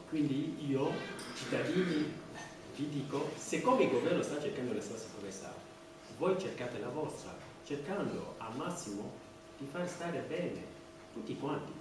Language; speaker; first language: Italian; non-native, fluent; French